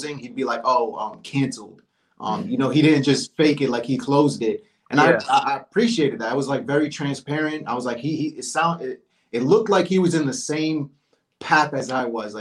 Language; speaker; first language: English; native; English